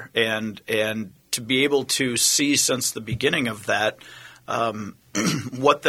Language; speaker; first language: English; native; English